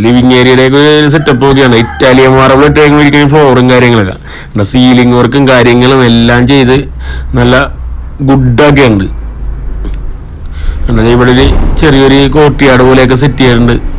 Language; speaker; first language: Malayalam; native; Malayalam